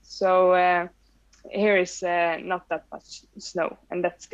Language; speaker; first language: English; non-native, fluent; Swedish